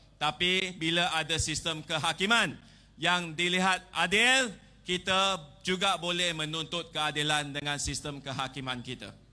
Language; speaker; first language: Malay; non-native, local second language; Chinese